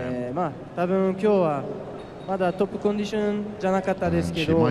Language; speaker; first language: Japanese; non-native, fluent; French